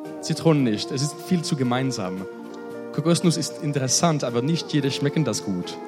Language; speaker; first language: German; non-native, learner; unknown